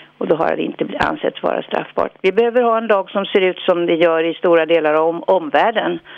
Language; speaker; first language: Swedish; native; Swedish